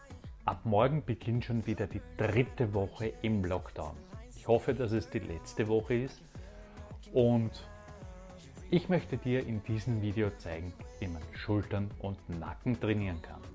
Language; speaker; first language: German; native; German